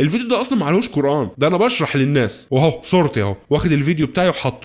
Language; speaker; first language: Arabic; native; Arabic